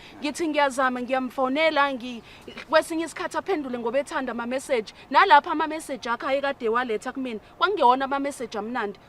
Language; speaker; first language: Zulu; native; Zulu